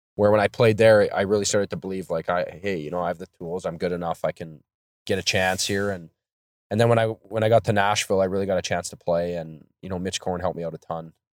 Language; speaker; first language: English; native; English